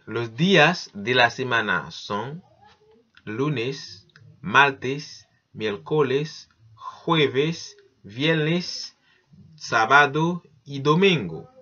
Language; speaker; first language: Spanish; non-native, learner; Haitian Creole